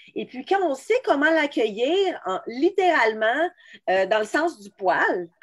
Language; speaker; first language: French; native; French